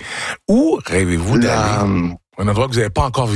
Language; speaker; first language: French; native; French